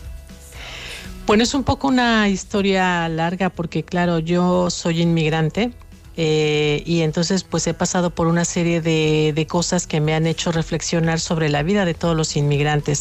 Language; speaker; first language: Spanish; native; Spanish